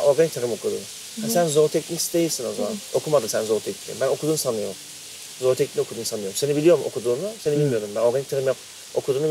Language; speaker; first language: Turkish; native; Turkish